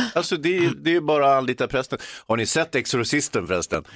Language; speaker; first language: Swedish; native; Swedish